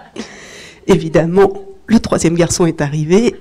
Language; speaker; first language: French; native; French